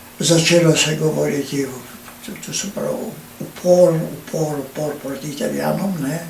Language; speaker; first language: Slovenian; native; Slovenian